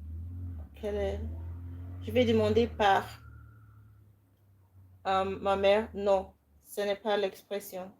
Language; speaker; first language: French; non-native, fluent; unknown